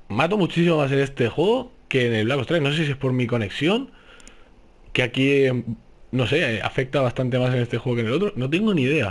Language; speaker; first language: Spanish; native; Spanish